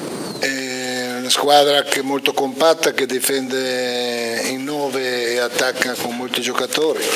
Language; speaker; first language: Italian; native; Italian